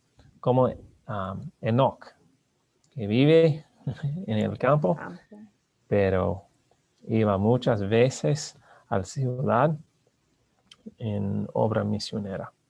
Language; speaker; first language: Spanish; non-native, learner; English